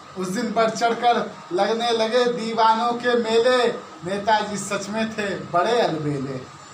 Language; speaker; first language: Hindi; native; Hindi